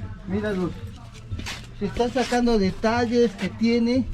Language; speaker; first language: Spanish; native; Spanish